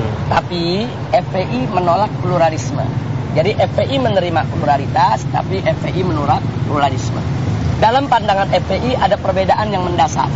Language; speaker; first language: Indonesian; native; Indonesian